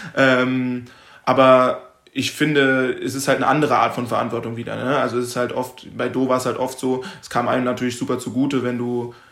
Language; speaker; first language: German; native; German